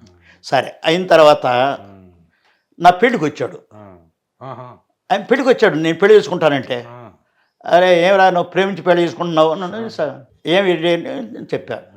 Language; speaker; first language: Telugu; native; Telugu